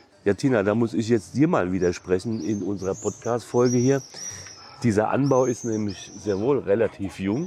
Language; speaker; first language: German; native; German